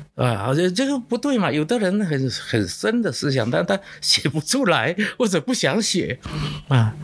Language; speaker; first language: Chinese; non-native, local second language; Min Nan Chinese